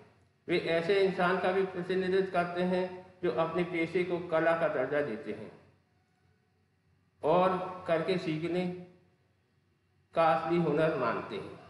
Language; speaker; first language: Hindi; native; Hindi